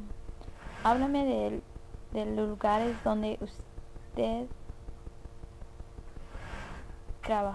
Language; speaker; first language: Spanish; early bilingual, heritage; Spanish